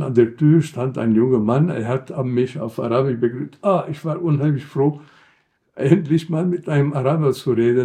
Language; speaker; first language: German; non-native, fluent; Arabic